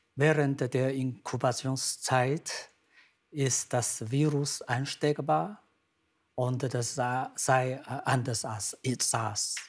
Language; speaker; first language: German; non-native, fluent; Chinese